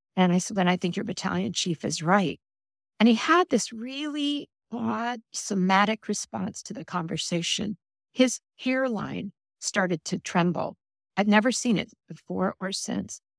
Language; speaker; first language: English; native; English